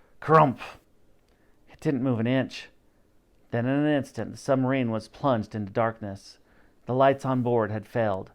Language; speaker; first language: English; native; English